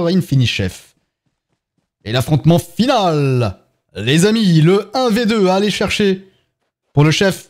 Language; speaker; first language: French; native; French